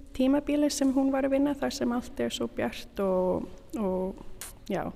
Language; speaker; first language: Icelandic; non-native, learner; English